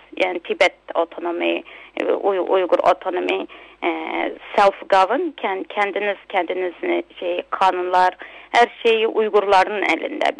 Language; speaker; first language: Turkish; non-native, local second language; Uyghur